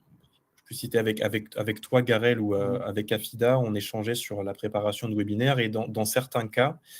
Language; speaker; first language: French; native; French